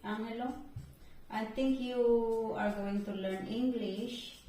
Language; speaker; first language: English; non-native, local second language; Filipino